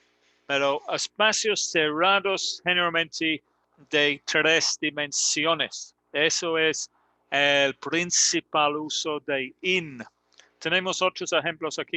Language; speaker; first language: Spanish; non-native, learner; English